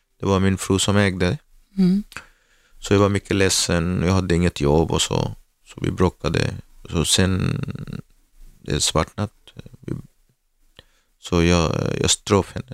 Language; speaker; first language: Swedish; non-native, learner; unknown